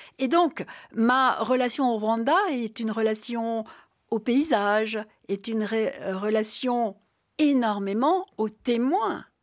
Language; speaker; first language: French; native; French